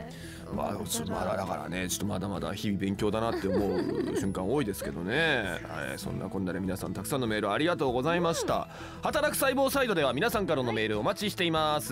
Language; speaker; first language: Japanese; native; Japanese